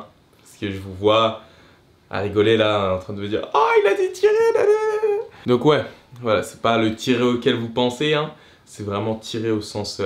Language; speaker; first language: French; native; French